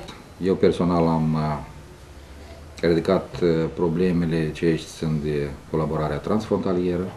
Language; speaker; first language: Romanian; native; Romanian